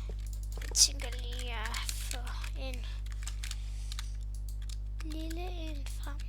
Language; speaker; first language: Danish; native; Danish